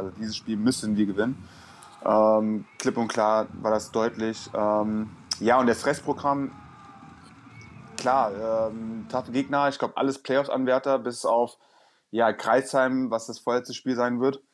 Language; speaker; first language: German; native; German